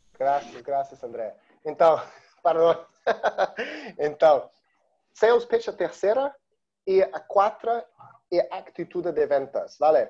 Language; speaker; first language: Spanish; non-native, learner; Portuguese